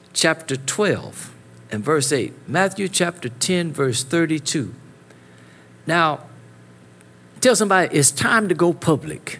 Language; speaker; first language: English; native; English